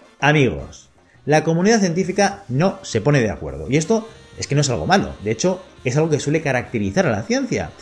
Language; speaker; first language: Spanish; native; Spanish